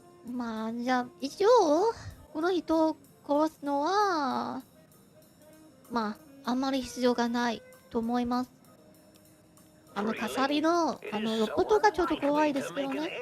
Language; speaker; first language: Japanese; non-native, fluent; Chinese